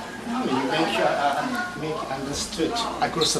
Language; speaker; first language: English; non-native, learner; Japanese